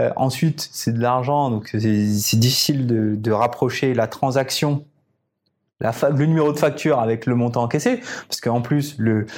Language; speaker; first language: French; native; French